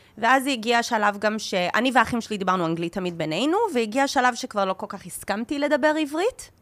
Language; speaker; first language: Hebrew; early bilingual, heritage; English